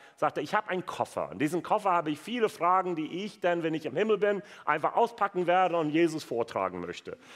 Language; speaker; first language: German; non-native, fluent; English